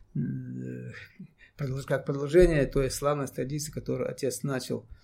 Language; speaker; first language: Russian; non-native, local second language; Chechen